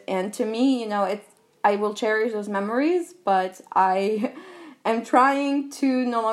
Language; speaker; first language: English; non-native, fluent; Albanian